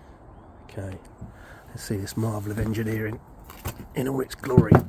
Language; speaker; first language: English; native; English